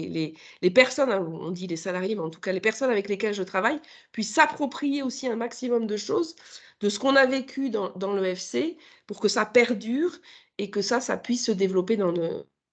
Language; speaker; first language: French; native; French